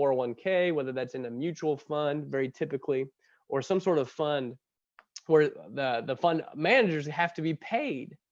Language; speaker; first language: English; native; English